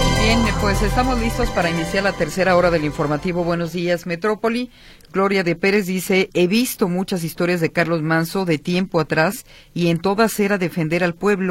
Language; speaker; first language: Spanish; native; Spanish